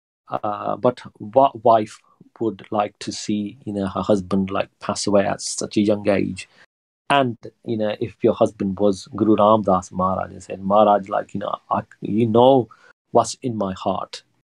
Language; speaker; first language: English; early bilingual, other home language; Punjabi